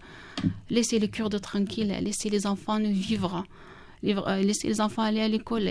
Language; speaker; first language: French; non-native, learner; Kurdish